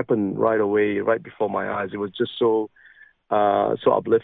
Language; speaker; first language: English; non-native, local second language; Min Nan Chinese